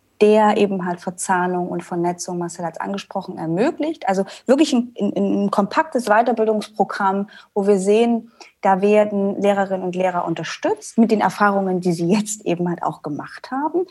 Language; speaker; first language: German; native; German